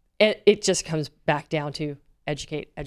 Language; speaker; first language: English; native; English